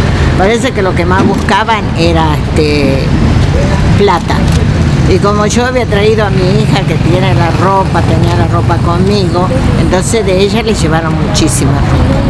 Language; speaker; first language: Spanish; native; Spanish